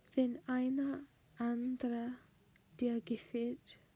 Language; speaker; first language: German; non-native, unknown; English